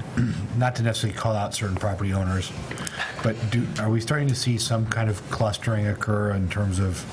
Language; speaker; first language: English; native; English